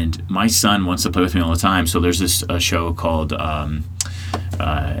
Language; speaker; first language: English; native; English